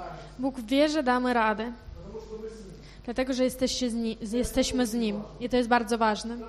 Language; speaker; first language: Polish; non-native, fluent; Ukrainian